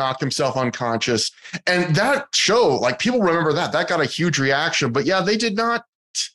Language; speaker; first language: English; native; English